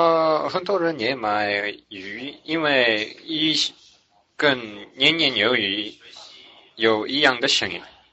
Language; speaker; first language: Chinese; non-native, learner; English